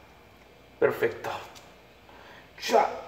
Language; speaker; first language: Spanish; non-native, learner; Korean